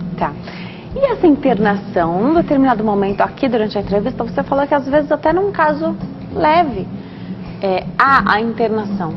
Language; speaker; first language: Portuguese; native; Portuguese